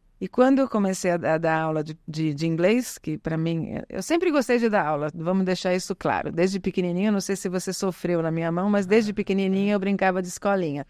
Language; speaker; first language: Portuguese; early bilingual, other home language; Italian